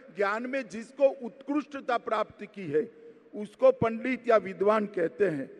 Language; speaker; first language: Hindi; non-native, local second language; Gujarati